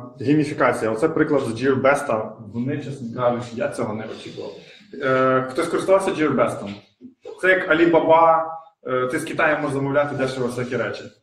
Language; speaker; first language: Ukrainian; native; Ukrainian